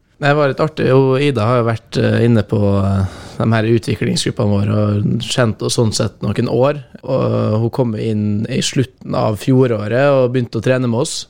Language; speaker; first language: Norwegian; native; Norwegian